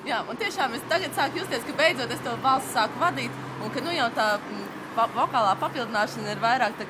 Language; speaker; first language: Latvian; native; Latvian